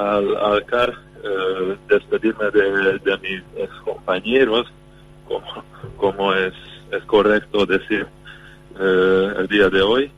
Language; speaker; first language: Spanish; non-native, fluent; Hungarian